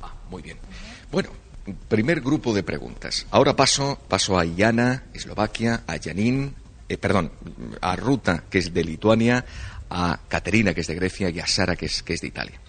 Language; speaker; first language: Spanish; native; Spanish